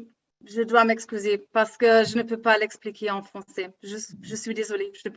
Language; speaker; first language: French; non-native, learner; German